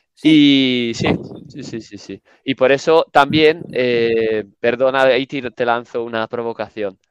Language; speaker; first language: Spanish; non-native, fluent; Italian